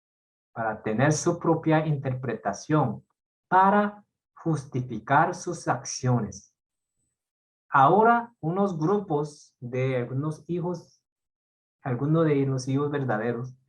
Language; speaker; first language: Spanish; non-native, fluent; Korean